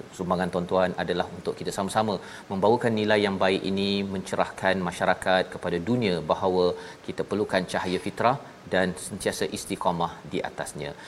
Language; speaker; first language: Malay; native; Malay